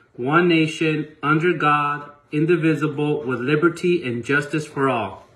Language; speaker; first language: English; native; English